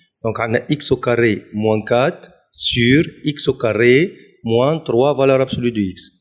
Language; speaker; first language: French; non-native, local second language; Arabic